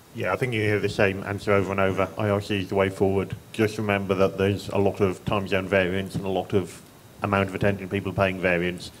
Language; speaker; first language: English; native; English